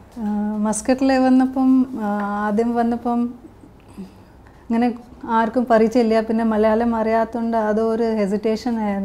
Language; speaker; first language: Malayalam; early bilingual, heritage; Malayalam